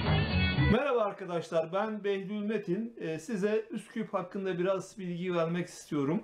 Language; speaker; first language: Turkish; native; Turkish